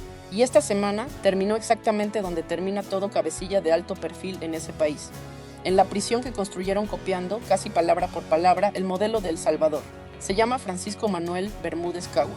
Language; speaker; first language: Spanish; native; Spanish